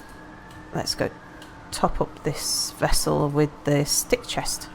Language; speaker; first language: English; native; English